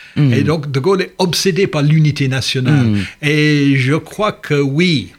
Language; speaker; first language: French; non-native, fluent; English